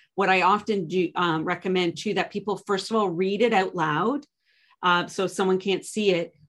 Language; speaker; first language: English; native; English